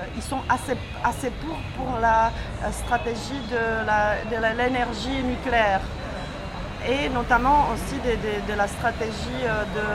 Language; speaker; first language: French; non-native, fluent; Czech